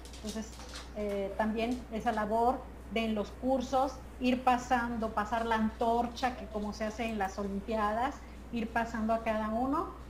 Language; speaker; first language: Spanish; native; Spanish